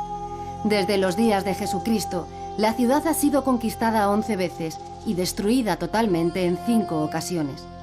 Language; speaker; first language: Spanish; native; Spanish